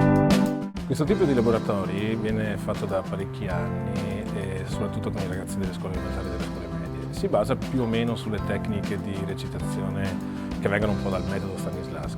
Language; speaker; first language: Italian; native; Italian